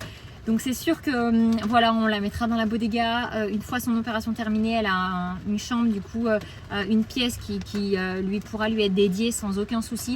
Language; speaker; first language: French; native; French